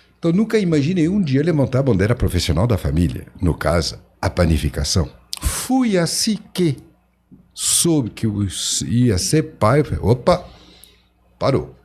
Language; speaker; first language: Portuguese; non-native, fluent; French